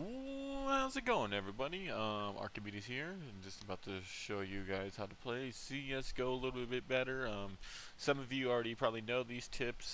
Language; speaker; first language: English; native; English